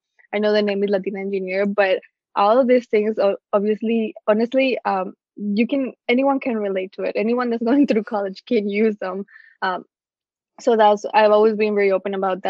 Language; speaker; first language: English; early bilingual, other home language; Spanish